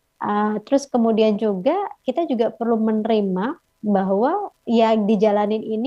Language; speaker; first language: Indonesian; native; Indonesian